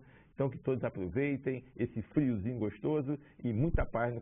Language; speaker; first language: Portuguese; native; Portuguese